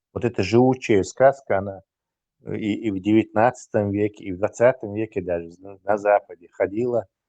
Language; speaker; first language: Russian; non-native, local second language; Chechen